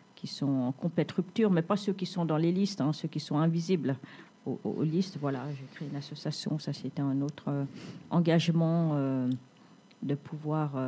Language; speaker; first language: French; native; French